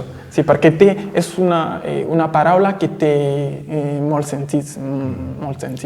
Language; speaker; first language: Catalan; non-native, fluent; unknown